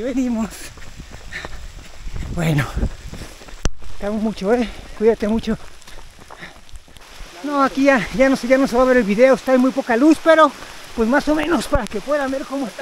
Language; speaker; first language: Spanish; native; Spanish